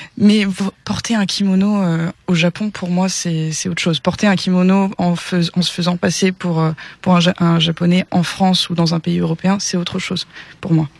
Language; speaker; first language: French; early bilingual, heritage; French